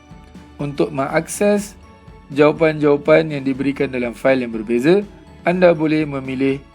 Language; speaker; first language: Malay; native; Malay